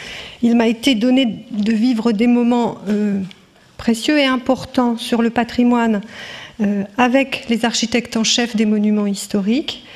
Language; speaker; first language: French; native; French